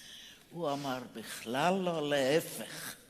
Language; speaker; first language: Hebrew; non-native, fluent; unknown